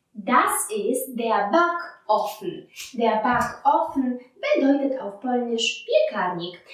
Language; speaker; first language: German; non-native, fluent; Polish